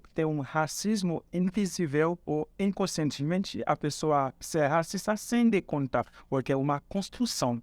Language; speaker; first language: Portuguese; non-native, fluent; Haitian Creole